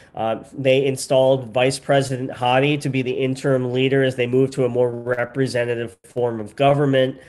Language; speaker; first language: English; native; English